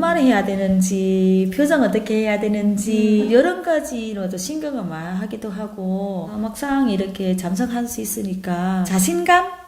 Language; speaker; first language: Korean; non-native, fluent; Vietnamese